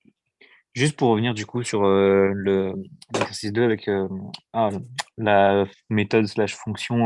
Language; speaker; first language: French; native; French